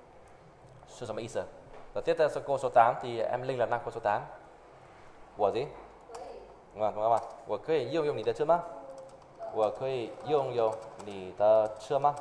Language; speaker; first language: Chinese; non-native, fluent; Vietnamese